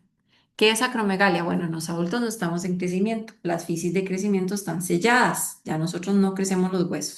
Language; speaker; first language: Spanish; native; Spanish